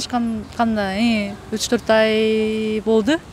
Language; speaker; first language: Kyrgyz; non-native, fluent; Japanese